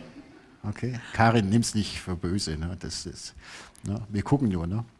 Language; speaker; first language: German; native; German